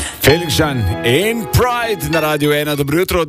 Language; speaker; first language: Slovenian; native; Slovenian